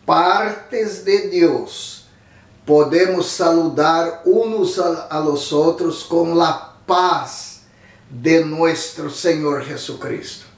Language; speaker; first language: Spanish; non-native, fluent; Portuguese